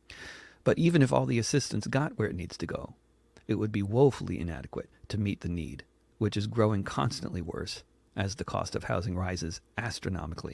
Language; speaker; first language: English; native; English